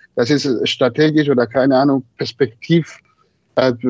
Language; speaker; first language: German; non-native, fluent; Persian